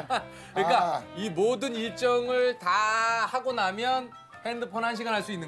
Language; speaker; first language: Korean; native; Korean